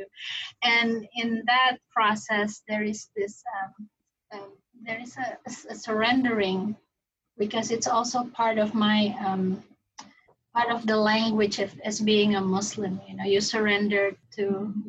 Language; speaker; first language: English; non-native, fluent; Indonesian